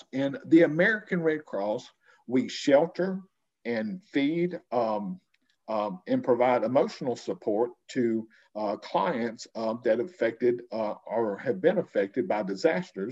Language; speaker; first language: English; native; English